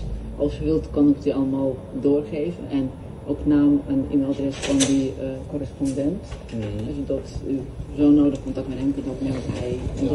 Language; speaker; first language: Dutch; non-native, fluent; Russian